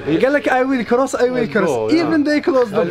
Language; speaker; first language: English; non-native, learner; Arabic